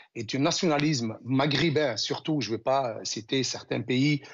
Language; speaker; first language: French; non-native, local second language; Arabic